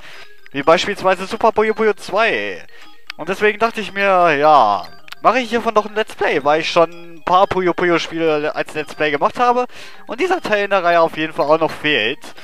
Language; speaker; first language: German; native; German